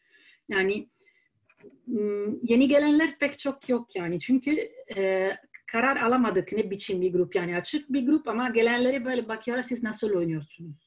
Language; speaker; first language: Turkish; non-native, fluent; Italian